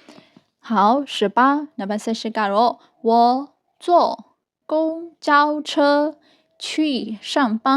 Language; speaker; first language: Chinese; non-native, fluent; Burmese